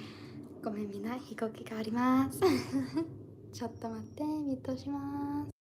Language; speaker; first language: Japanese; non-native, learner; English